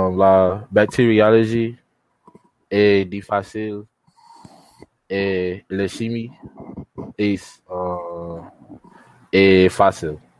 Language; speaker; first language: French; non-native, learner; English